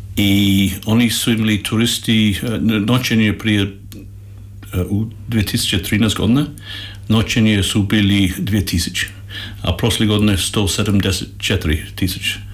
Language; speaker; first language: Croatian; non-native, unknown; English